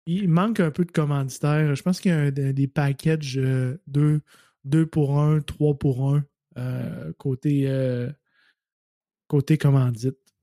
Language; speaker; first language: French; native; French